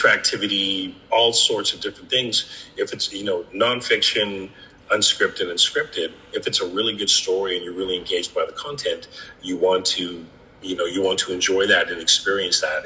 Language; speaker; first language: English; native; English